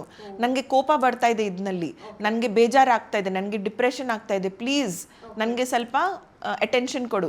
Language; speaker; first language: Kannada; non-native, local second language; Hindi